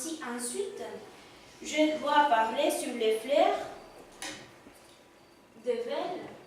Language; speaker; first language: French; non-native, learner; Spanish